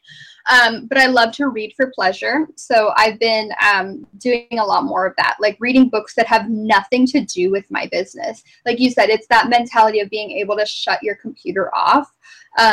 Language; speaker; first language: English; native; English